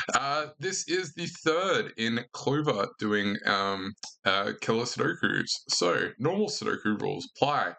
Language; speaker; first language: English; native; English